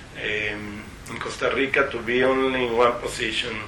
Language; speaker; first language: English; non-native, fluent; Spanish